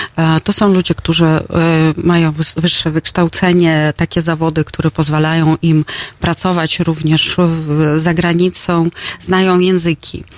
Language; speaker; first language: Polish; non-native, fluent; Russian